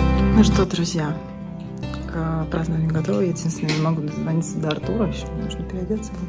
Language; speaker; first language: Russian; native; Russian